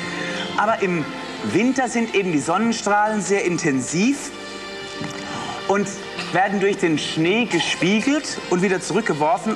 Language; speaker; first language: German; native; German